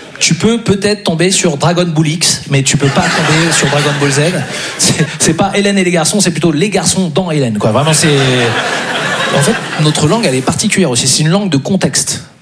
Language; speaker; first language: French; native; French